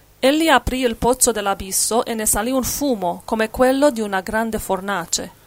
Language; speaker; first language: Italian; non-native, fluent; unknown